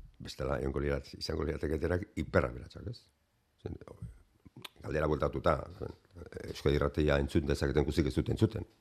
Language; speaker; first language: Basque; native; Basque